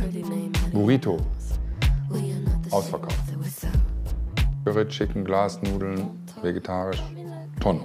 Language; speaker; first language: German; native; German